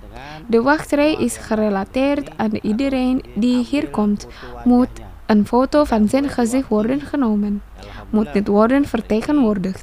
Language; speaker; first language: Dutch; non-native, fluent; Indonesian